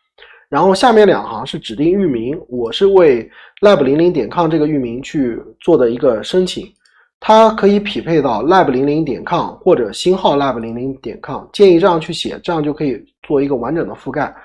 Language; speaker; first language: Chinese; native; Chinese